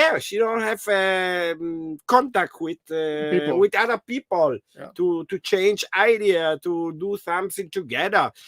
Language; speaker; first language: English; non-native, learner; German